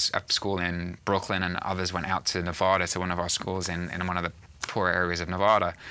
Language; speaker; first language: English; native; English